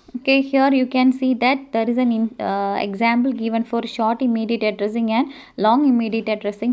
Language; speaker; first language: English; non-native, local second language; Malayalam